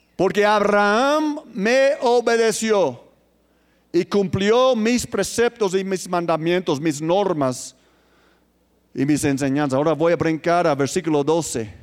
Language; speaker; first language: Spanish; non-native, fluent; English